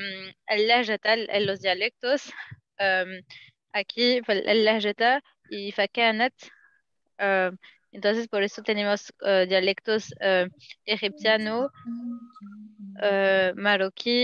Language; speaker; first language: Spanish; non-native, learner; Arabic